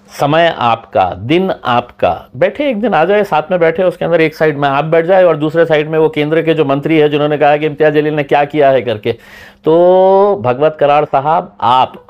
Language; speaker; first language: Hindi; native; Hindi